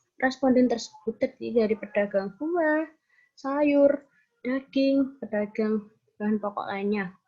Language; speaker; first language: Indonesian; native; Indonesian